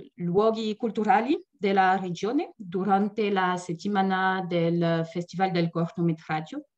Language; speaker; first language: Italian; non-native, learner; French